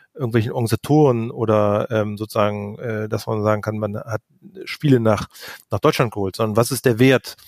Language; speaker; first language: German; native; German